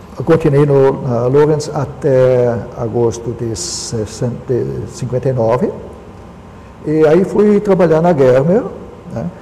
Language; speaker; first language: Portuguese; non-native, local second language; German